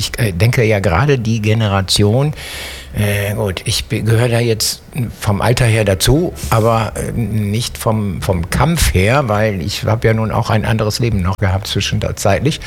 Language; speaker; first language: German; native; German